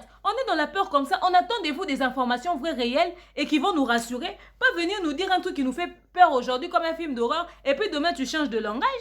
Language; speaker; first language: French; non-native, local second language; Lingala